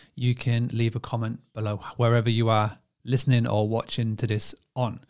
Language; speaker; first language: English; native; English